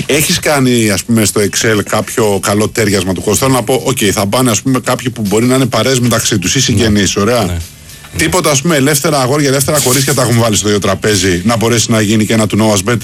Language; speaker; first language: Greek; native; Greek